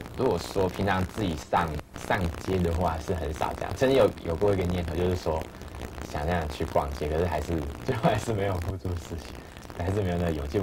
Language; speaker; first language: Chinese; native; Chinese